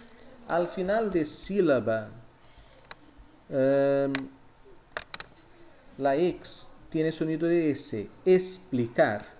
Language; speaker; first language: Spanish; non-native, fluent; Portuguese